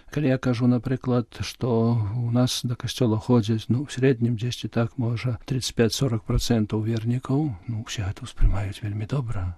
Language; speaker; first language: Belarusian; non-native, local second language; Polish